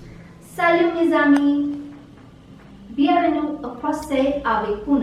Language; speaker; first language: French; non-native, fluent; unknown